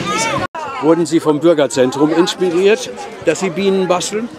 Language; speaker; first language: German; native; German